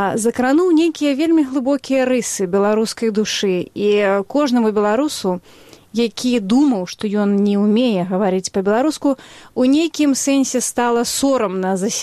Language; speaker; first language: Belarusian; native; Belarusian